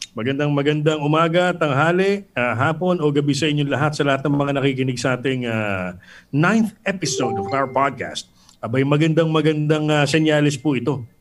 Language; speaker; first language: Filipino; native; Filipino